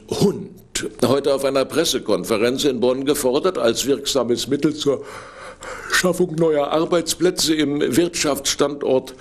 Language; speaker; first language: German; native; German